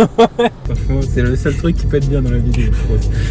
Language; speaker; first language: French; native; French